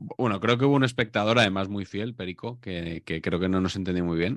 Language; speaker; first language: Spanish; native; Spanish